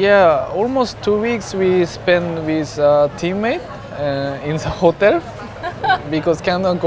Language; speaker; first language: English; non-native, learner; Japanese